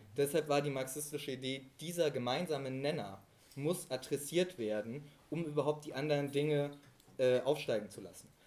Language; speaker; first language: German; native; German